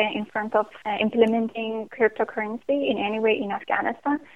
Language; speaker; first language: English; non-native, fluent; Persian